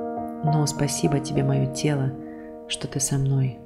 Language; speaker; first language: Russian; native; Russian